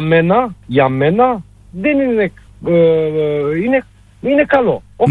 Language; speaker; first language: Greek; non-native, fluent; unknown